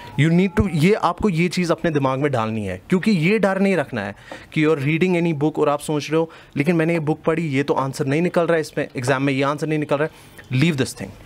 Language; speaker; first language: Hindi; non-native, local second language; Kashmiri